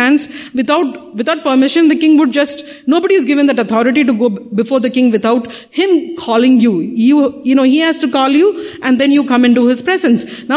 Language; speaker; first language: English; non-native, local second language; Tamil